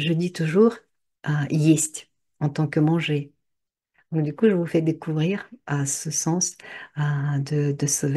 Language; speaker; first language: French; non-native, fluent; Russian